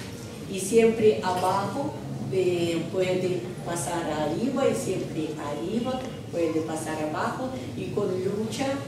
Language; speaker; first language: Spanish; non-native, learner; Russian